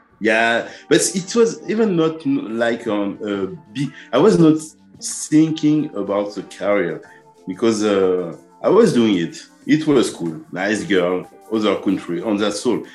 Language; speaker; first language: English; non-native, learner; French